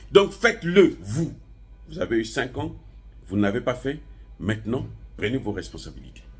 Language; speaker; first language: French; non-native, local second language; Lingala